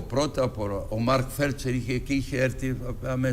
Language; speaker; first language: Greek; non-native, fluent; Serbian